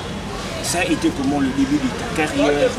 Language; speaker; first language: French; non-native, local second language; Lingala